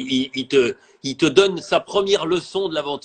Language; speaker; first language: French; native; French